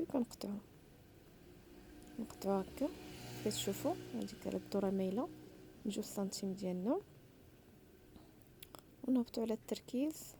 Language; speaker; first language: Arabic; native; Arabic